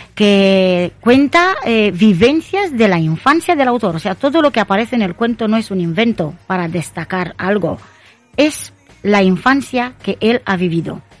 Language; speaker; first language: Spanish; non-native, fluent; Romanian